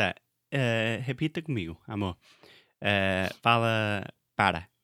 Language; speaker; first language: Portuguese; non-native, fluent; English